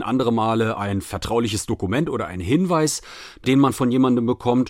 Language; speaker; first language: German; native; German